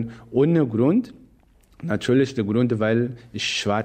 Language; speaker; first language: German; non-native, fluent; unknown